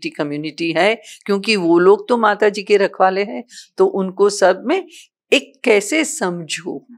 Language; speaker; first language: Hindi; non-native, local second language; Gujarati